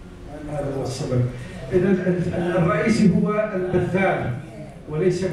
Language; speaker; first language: Arabic; native; Arabic